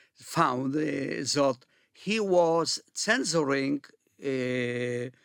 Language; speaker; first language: English; early bilingual, other home language; Polish